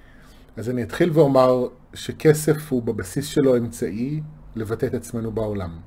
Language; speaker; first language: Hebrew; native; Hebrew